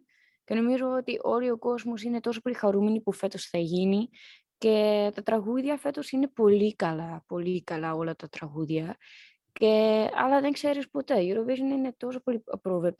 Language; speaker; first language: Greek; early bilingual, heritage; Dutch